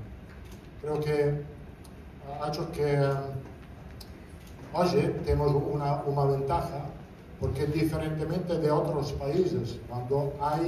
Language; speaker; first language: Portuguese; non-native, fluent; Italian